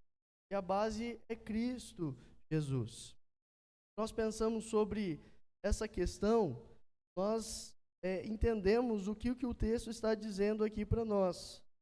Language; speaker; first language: Portuguese; native; Portuguese